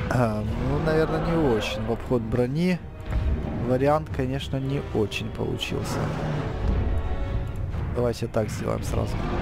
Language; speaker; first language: Russian; native; Russian